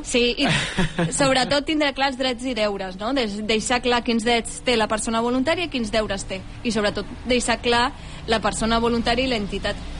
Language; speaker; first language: Catalan; native; Catalan